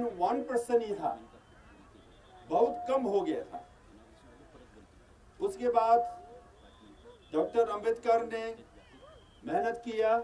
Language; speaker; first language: Hindi; non-native, learner; Tibetan